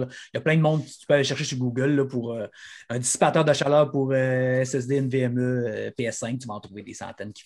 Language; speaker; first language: French; native; French